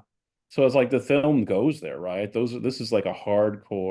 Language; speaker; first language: English; native; English